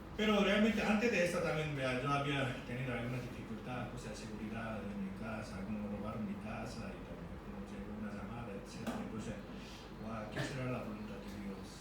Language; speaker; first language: Spanish; non-native, fluent; Korean